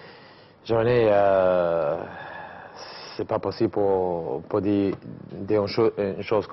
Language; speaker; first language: French; non-native, learner; English